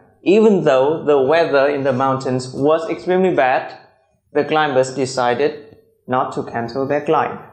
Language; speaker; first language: English; non-native, fluent; Vietnamese